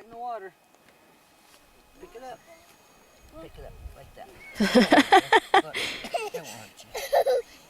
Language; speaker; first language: English; native; English